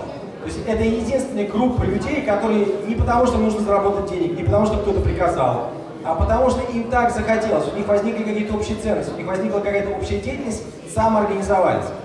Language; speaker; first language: Russian; native; Russian